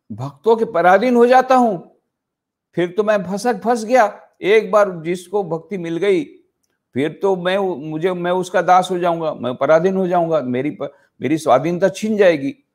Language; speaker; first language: Hindi; non-native, local second language; Gujarati